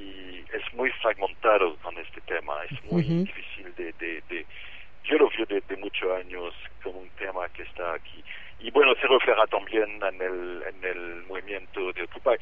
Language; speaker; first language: Spanish; non-native, fluent; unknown